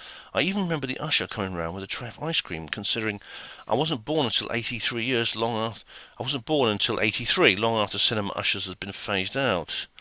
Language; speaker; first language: English; native; English